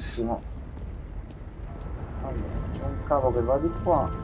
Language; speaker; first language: Italian; native; Italian